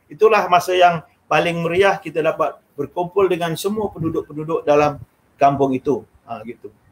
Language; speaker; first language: Malay; non-native, local second language; Javanese